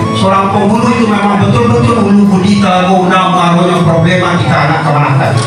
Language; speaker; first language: Indonesian; non-native, local second language; Minangkabau